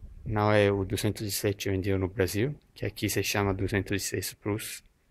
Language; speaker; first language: Portuguese; non-native, learner; Italian